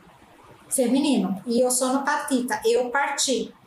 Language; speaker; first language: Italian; non-native, fluent; Portuguese